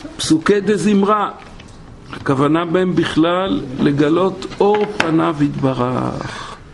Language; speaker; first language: Hebrew; native; Hebrew